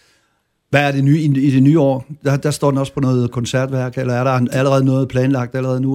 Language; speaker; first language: Danish; native; Danish